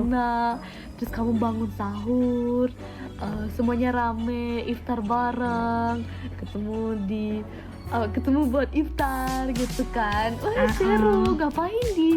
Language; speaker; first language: Indonesian; non-native, fluent; German